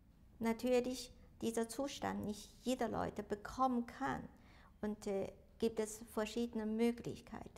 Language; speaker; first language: German; non-native, learner; Chinese